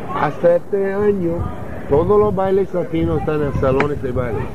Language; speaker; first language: Spanish; non-native, learner; English